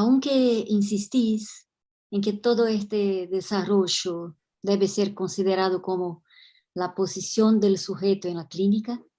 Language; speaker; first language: Spanish; non-native, fluent; Portuguese